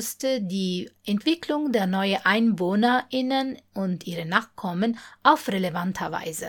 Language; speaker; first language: German; non-native, fluent; Italian